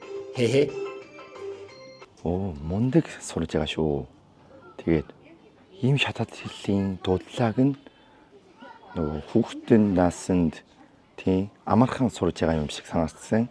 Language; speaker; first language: Mongolian; non-native, fluent; Korean